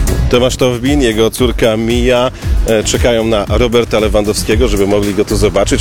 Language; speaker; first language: Polish; native; Polish